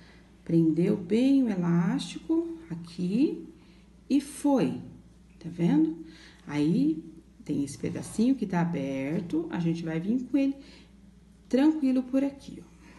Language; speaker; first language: Portuguese; native; Portuguese